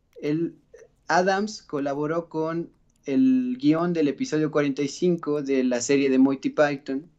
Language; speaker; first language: Spanish; native; Spanish